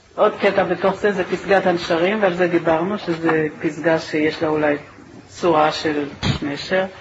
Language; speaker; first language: Hebrew; native; Hebrew